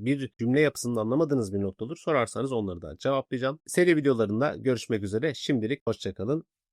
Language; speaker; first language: Turkish; native; Turkish